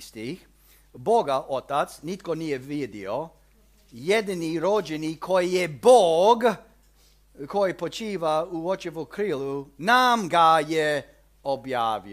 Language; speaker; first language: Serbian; early bilingual, heritage; Serbian